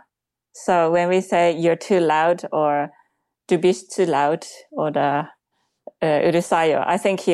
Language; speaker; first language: English; non-native, fluent; Japanese